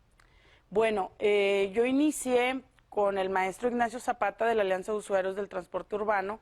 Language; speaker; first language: Spanish; native; Spanish